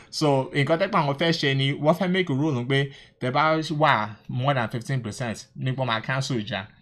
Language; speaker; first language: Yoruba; early bilingual, heritage; Yoruba